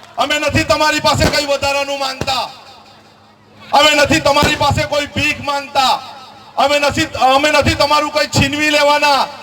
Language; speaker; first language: Gujarati; non-native, local second language; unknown